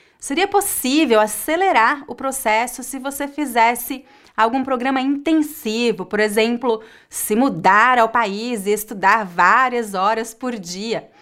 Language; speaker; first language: Portuguese; native; Portuguese